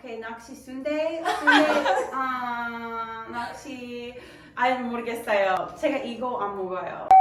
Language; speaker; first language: Korean; non-native, fluent; English